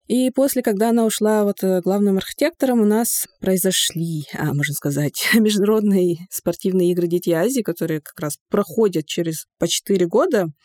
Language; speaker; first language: Russian; non-native, local second language; Yakut